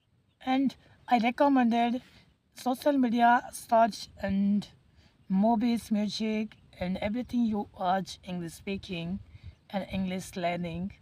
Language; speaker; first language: English; non-native, learner; Hindi